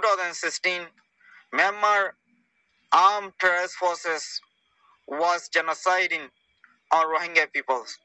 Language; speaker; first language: English; non-native, learner; Rohingya